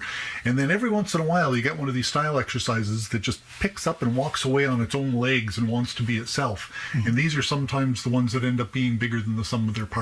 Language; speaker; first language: English; native; English